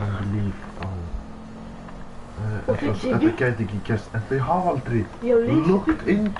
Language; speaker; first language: Icelandic; early bilingual, heritage; Icelandic